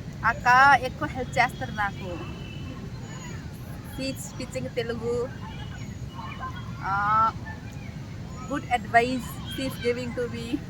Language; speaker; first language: Telugu; non-native, learner; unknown